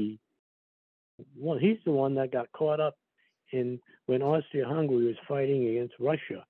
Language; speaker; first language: English; early bilingual, other home language; Slovak